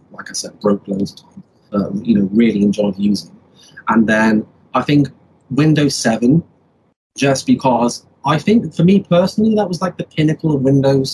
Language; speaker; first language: English; native; English